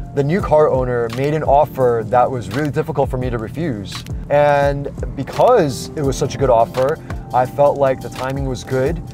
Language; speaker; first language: English; early bilingual, other home language; Chinese